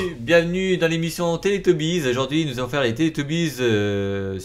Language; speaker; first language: French; native; French